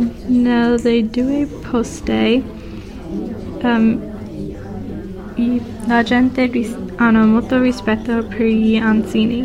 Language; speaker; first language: Italian; non-native, learner; English